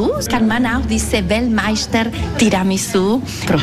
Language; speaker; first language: German; non-native, local second language; Italian